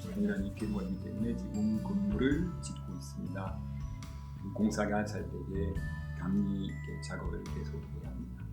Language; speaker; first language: Korean; non-native, fluent; French